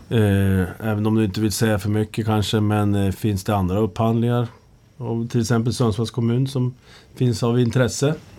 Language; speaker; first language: Swedish; native; Swedish